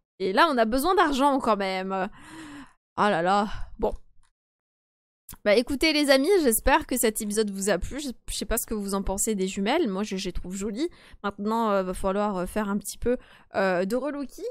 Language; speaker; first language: French; native; French